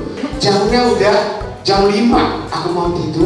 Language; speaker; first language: Indonesian; non-native, fluent; Japanese